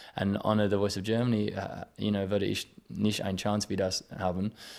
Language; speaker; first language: German; non-native, learner; English